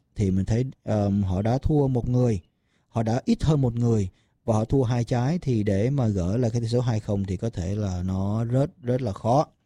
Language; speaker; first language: Vietnamese; early bilingual, heritage; Vietnamese